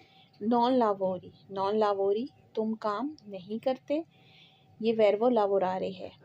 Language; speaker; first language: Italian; non-native, fluent; Urdu